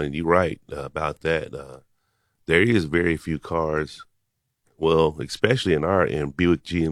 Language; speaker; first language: English; native; English